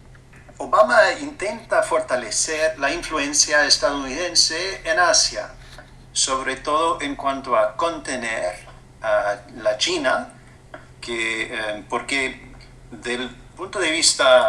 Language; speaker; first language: Spanish; non-native, fluent; English